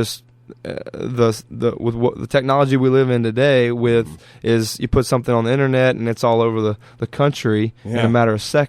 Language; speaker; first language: English; native; English